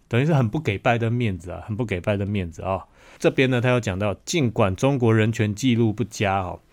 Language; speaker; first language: Chinese; native; Chinese